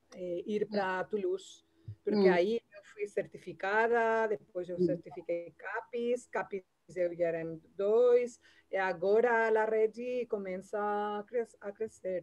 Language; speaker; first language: Portuguese; non-native, learner; Spanish